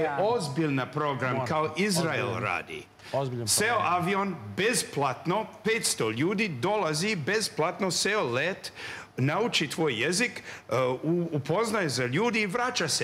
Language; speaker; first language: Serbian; non-native, learner; English